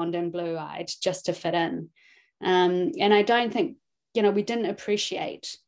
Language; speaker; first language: English; native; English